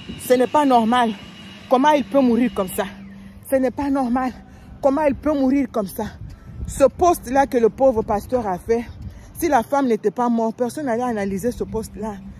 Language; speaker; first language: French; non-native, local second language; Lingala